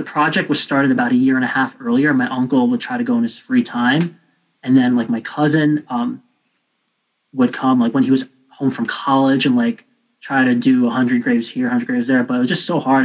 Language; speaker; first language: English; native; English